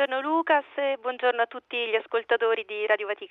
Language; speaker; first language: Italian; native; Italian